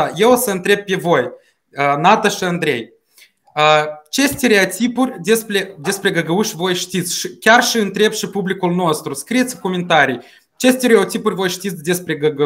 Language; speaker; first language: Romanian; non-native, local second language; Russian